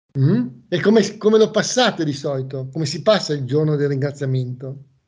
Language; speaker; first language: Italian; native; Italian